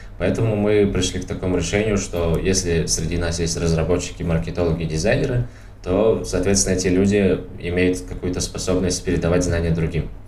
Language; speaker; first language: Russian; non-native, local second language; Tajik